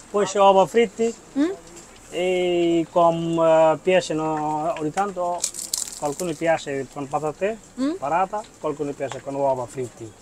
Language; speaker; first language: Italian; non-native, learner; Bangla